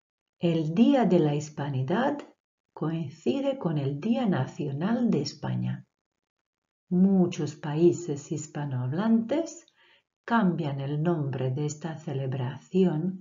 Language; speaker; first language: Spanish; non-native, fluent; Croatian